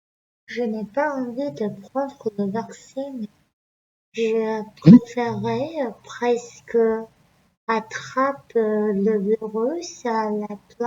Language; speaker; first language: French; non-native, learner; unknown